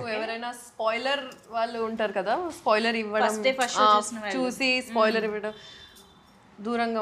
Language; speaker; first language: Telugu; non-native, local second language; Hindi